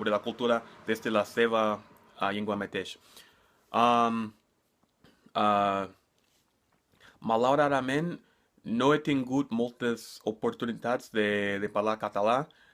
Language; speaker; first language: Catalan; non-native, learner; English